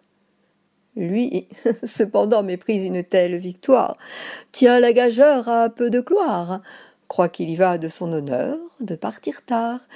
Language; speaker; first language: French; native; French